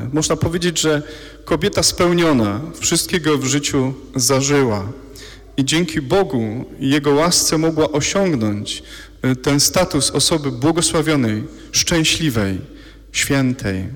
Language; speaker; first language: Polish; native; Polish